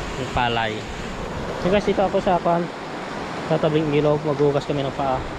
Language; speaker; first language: Filipino; non-native, local second language; Iloko